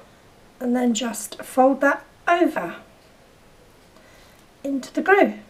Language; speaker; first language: English; native; English